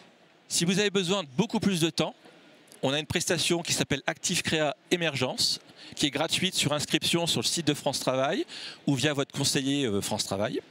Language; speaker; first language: French; native; French